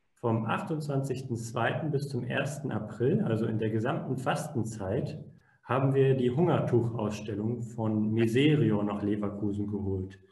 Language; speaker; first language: German; native; German